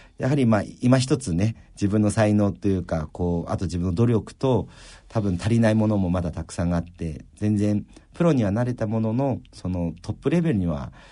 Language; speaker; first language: Japanese; early bilingual, other home language; Chinese